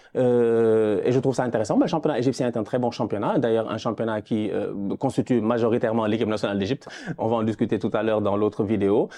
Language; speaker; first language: French; non-native, local second language; Wolof